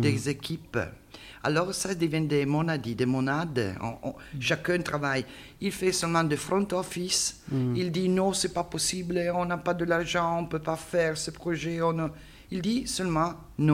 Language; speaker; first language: French; non-native, learner; Italian